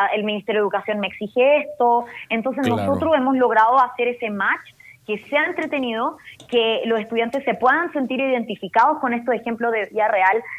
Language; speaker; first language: Spanish; native; Spanish